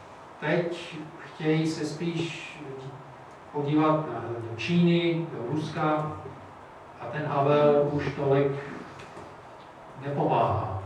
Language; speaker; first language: Czech; non-native, fluent; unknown